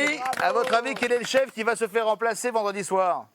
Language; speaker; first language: French; native; French